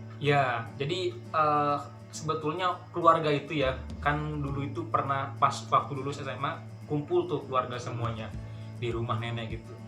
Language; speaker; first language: Indonesian; non-native, local second language; Sundanese